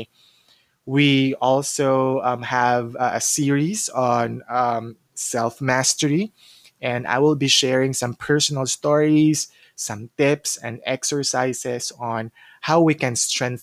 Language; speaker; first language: English; non-native, local second language; Cebuano